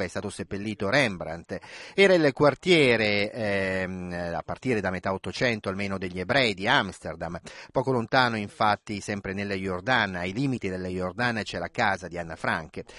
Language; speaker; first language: Italian; native; Italian